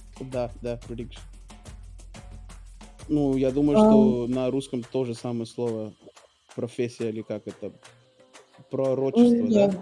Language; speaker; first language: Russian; non-native, learner; English